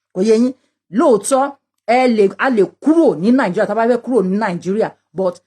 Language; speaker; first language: English; non-native, local second language; Yoruba